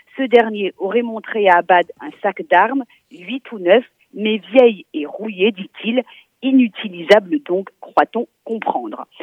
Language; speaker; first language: French; native; French